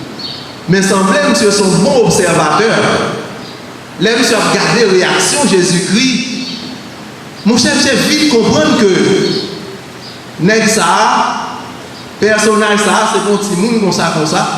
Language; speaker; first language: French; non-native, learner; Haitian Creole